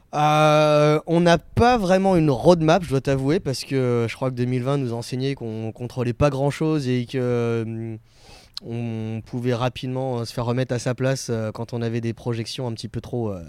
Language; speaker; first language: French; native; French